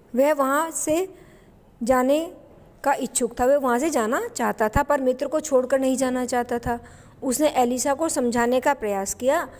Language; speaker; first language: Hindi; native; Hindi